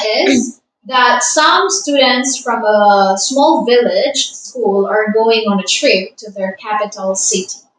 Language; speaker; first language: English; non-native, fluent; Vietnamese